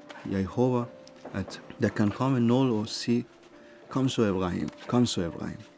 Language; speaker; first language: Danish; non-native, learner; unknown